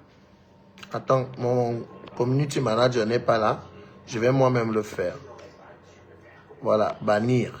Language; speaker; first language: French; non-native, local second language; Lingala